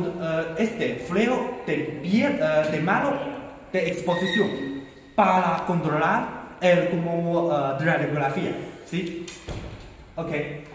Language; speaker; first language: Spanish; non-native, learner; Chinese